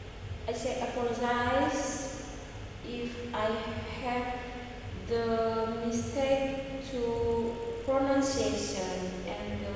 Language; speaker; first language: English; non-native, learner; Indonesian